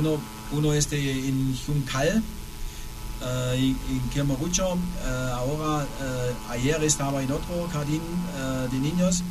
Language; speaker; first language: Spanish; non-native, learner; German